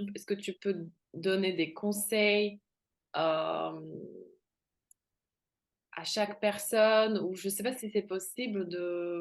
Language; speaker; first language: French; non-native, fluent; Slovak